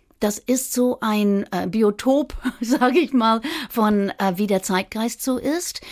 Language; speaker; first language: German; non-native, fluent; English